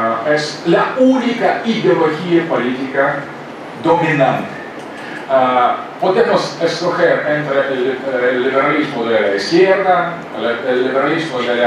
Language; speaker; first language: Spanish; non-native, fluent; Russian